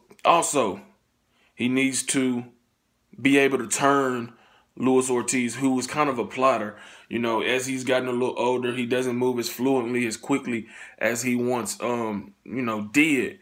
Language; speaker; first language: English; native; English